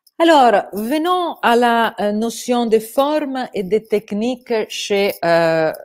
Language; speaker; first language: French; non-native, fluent; Italian